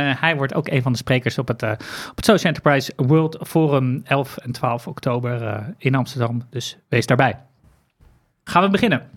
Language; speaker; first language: Dutch; native; Dutch